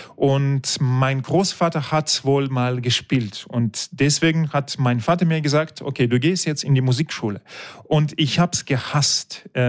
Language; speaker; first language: German; non-native, fluent; Russian